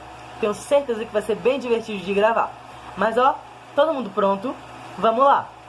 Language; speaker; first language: Portuguese; native; Portuguese